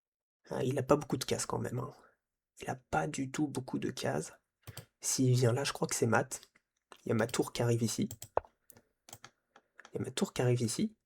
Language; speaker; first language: French; native; French